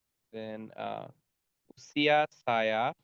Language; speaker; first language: Indonesian; non-native, learner; Bangla